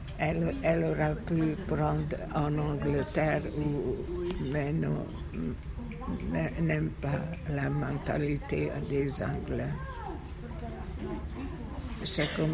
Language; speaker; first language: French; non-native, fluent; Hungarian